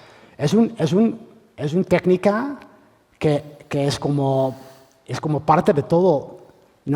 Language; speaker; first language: Spanish; non-native, fluent; Dutch